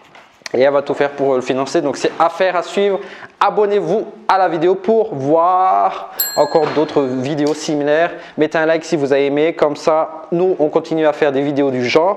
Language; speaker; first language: French; native; French